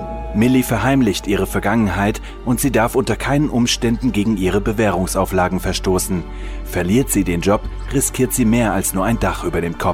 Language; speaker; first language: German; native; German